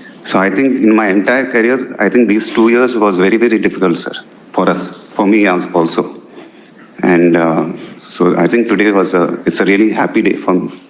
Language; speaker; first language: English; non-native, local second language; Telugu